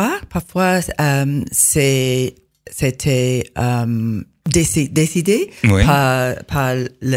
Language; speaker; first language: French; non-native, learner; English